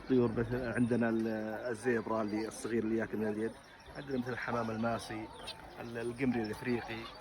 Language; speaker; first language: Arabic; native; Arabic